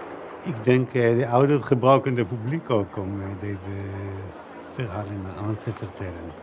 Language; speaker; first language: Dutch; non-native, learner; Hebrew